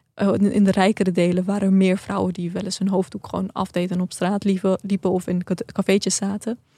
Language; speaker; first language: Dutch; early bilingual, other home language; Persian